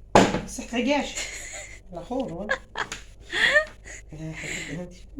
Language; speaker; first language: Arabic; native; Arabic